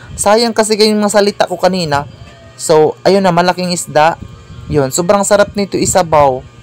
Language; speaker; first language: Filipino; non-native, local second language; Cebuano